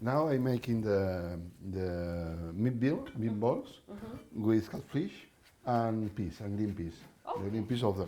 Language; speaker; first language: English; non-native, learner; Catalan